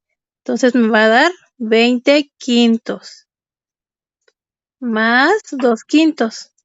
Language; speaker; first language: Spanish; native; Spanish